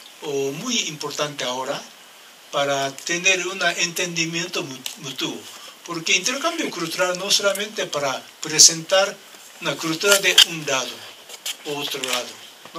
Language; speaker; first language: Spanish; non-native, learner; Japanese